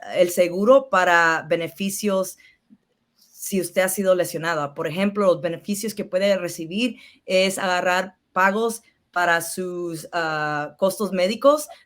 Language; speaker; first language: Spanish; early bilingual, heritage; Spanish